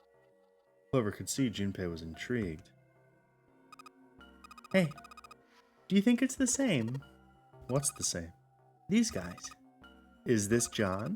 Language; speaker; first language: English; native; English